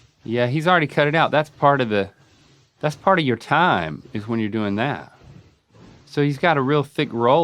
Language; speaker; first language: English; native; English